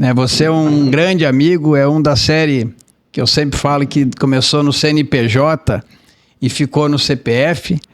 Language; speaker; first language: Portuguese; native; Portuguese